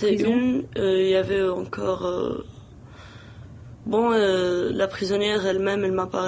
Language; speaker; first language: French; non-native, local second language; Arabic